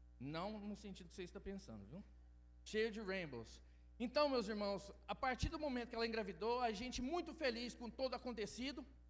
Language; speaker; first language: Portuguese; early bilingual, heritage; Portuguese